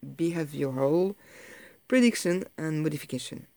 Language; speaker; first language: English; non-native, fluent; French